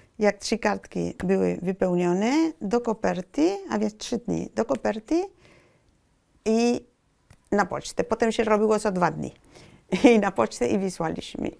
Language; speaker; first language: Polish; non-native, fluent; Spanish